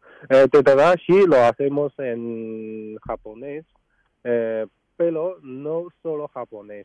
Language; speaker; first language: Spanish; non-native, learner; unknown